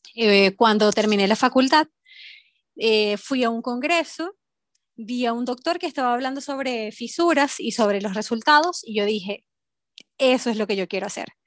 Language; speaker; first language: Spanish; native; Spanish